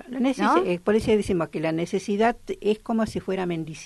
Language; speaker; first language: Spanish; native; Spanish